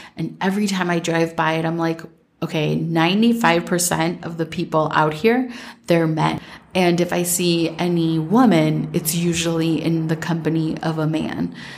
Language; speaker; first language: English; early bilingual, other home language; Spanish